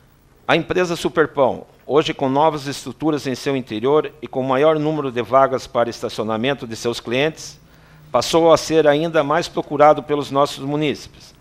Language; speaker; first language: Portuguese; native; Portuguese